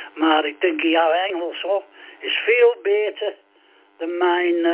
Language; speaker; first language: Dutch; non-native, learner; English